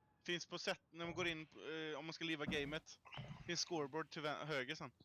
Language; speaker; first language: Swedish; native; Swedish